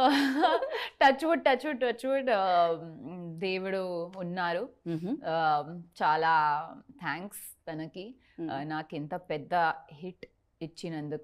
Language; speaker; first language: Telugu; non-native, learner; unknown